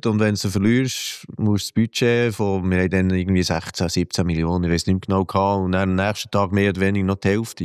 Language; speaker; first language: German; native; German